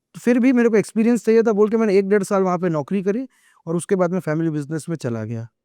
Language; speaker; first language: Hindi; non-native, local second language; Gujarati